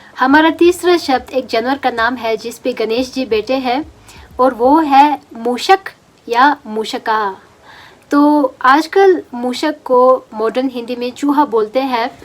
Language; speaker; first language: Hindi; non-native, local second language; Russian